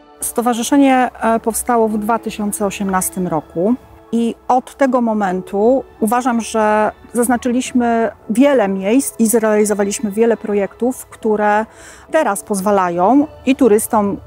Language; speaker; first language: Polish; native; Polish